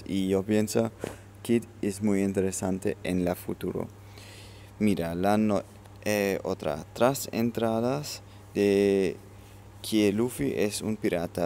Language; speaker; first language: Spanish; non-native, learner; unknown